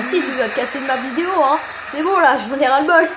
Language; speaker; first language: French; native; French